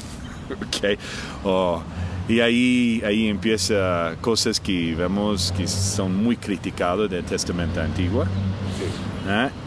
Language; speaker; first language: Spanish; non-native, fluent; English